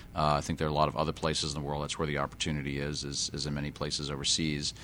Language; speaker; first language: English; native; English